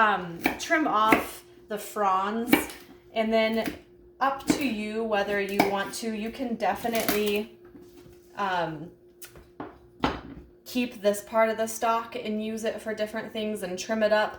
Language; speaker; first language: English; native; English